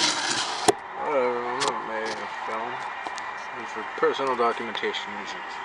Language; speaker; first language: English; native; English